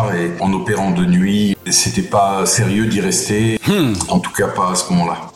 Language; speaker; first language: French; native; French